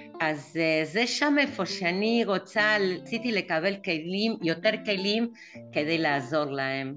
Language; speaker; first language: Hebrew; non-native, fluent; Russian